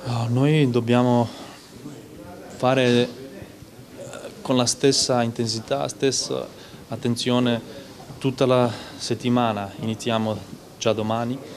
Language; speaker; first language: Italian; non-native, fluent; Croatian